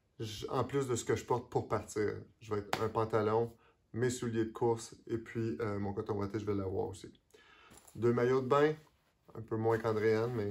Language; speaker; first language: French; native; French